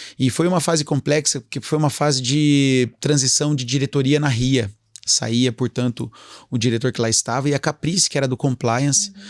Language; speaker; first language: Portuguese; native; Portuguese